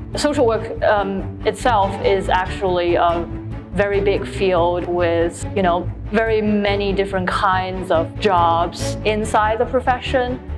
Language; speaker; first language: English; non-native, fluent; Chinese